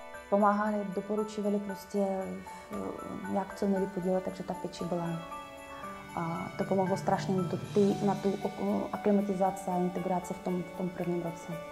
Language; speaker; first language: Czech; non-native, fluent; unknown